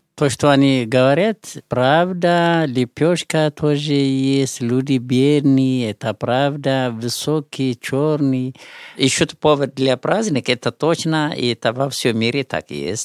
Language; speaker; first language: Russian; non-native, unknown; Amharic